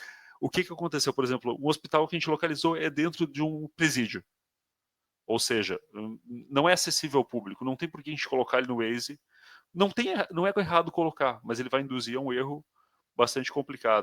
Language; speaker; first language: Portuguese; native; Portuguese